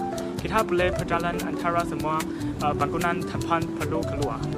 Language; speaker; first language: Indonesian; non-native, learner; Chinese